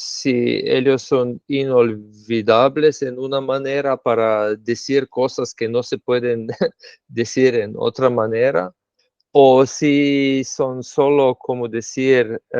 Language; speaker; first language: Spanish; non-native, fluent; Slovenian